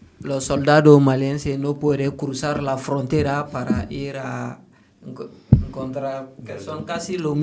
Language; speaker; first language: Spanish; non-native, learner; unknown